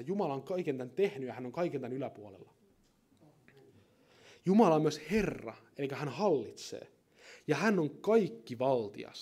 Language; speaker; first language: Finnish; native; Finnish